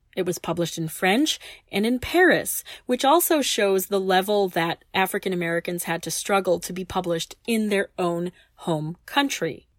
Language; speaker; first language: English; native; English